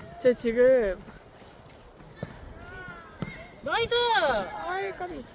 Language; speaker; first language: Korean; native; Korean